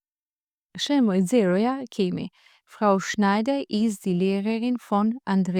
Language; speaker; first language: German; non-native, fluent; Albanian